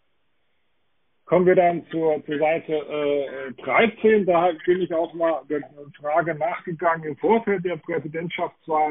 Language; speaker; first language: German; native; German